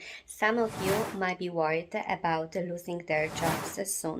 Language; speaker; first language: English; non-native, fluent; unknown